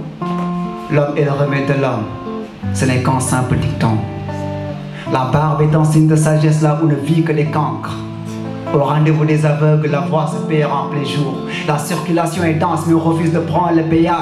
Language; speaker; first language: French; non-native, local second language; Wolof